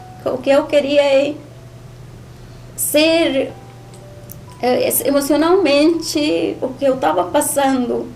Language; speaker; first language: Portuguese; non-native, learner; Spanish